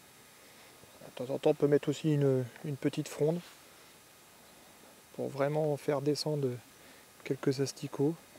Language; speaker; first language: French; native; French